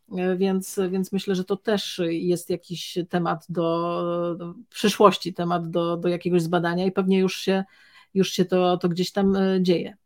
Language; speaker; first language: Polish; native; Polish